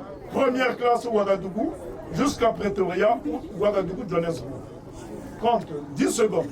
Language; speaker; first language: French; non-native, local second language; Kongo